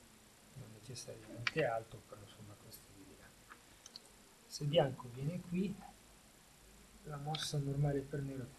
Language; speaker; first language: Italian; native; Italian